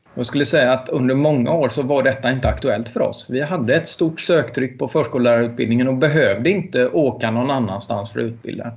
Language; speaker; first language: Swedish; native; Swedish